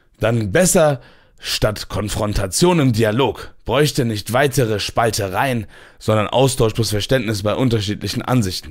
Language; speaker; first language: German; early bilingual, other home language; Turkish